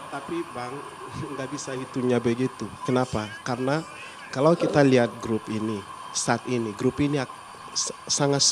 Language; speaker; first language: Indonesian; non-native, fluent; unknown